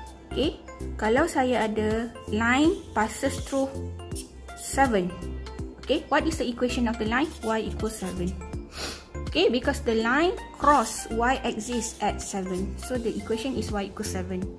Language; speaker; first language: English; non-native, local second language; Malay